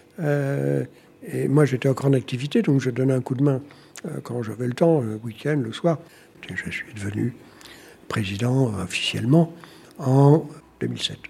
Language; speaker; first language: French; native; French